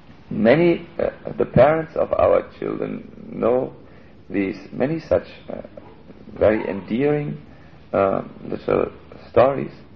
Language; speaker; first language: English; non-native, fluent; German